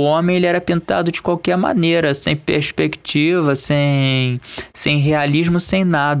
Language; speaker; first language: Portuguese; native; Portuguese